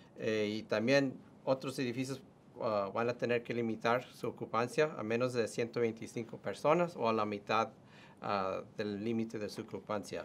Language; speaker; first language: Spanish; early bilingual, heritage; Spanish